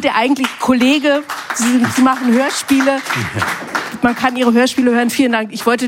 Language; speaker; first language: German; native; German